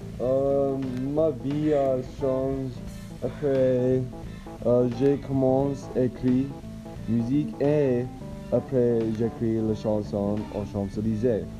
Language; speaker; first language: French; non-native, learner; English